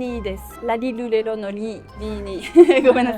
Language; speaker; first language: Japanese; non-native, learner; French